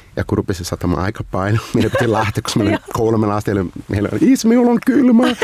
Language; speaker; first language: Finnish; non-native, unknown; Portuguese